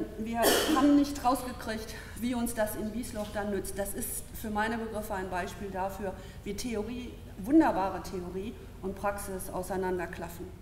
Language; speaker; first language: German; native; German